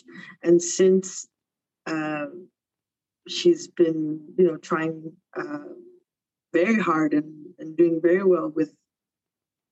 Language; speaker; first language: English; early bilingual, other home language; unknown